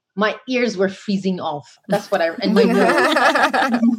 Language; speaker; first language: English; non-native, fluent; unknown